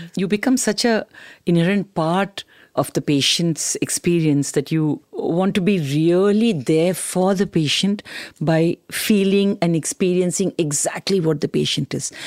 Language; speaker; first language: English; non-native, local second language; Tamil